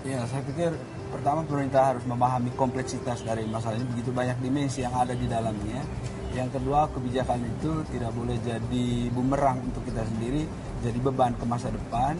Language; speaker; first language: Indonesian; native; Indonesian